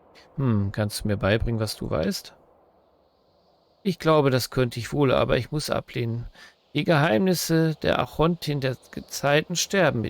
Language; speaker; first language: German; native; German